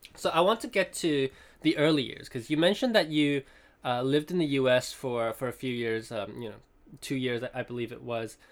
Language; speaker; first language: English; non-native, local second language; Cantonese